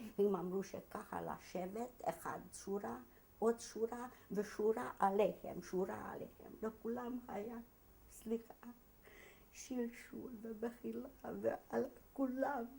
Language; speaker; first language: Hebrew; non-native, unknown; Hungarian